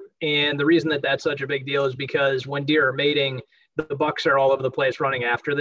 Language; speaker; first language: English; native; English